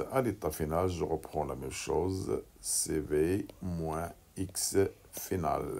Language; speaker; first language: French; non-native, local second language; Arabic